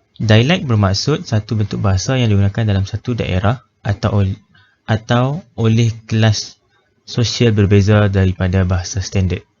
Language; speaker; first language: Malay; native; Malay